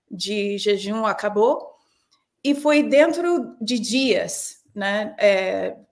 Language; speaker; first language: Portuguese; non-native, fluent; English